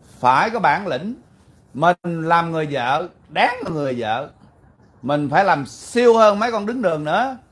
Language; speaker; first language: Vietnamese; early bilingual, heritage; Vietnamese